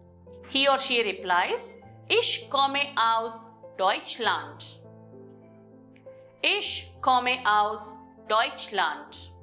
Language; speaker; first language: German; non-native, learner; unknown